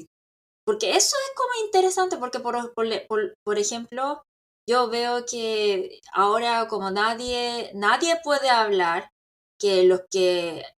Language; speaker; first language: Spanish; non-native, local second language; Korean